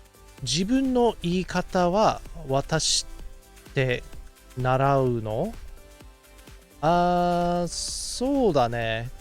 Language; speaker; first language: Japanese; non-native, fluent; English